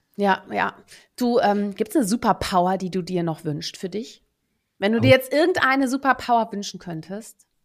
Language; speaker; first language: German; early bilingual, other home language; Dutch